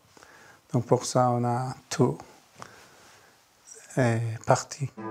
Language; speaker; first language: French; non-native, learner; Kurdish